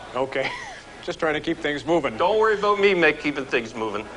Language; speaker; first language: English; native; English